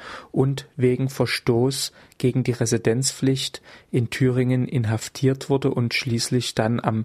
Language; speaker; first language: German; native; German